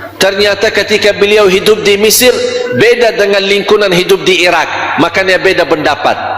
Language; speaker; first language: Malay; non-native, fluent; Arabic